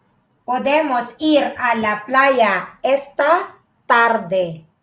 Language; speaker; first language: Spanish; non-native, learner; Filipino